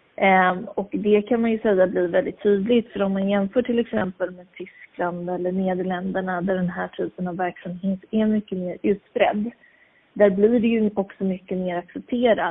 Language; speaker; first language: Swedish; native; Swedish